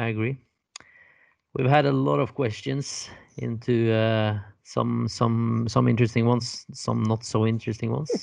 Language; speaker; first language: English; non-native, fluent; Norwegian